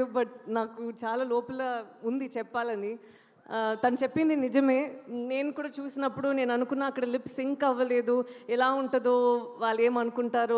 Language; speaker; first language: Telugu; non-native, local second language; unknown